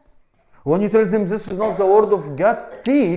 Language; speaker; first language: English; non-native, fluent; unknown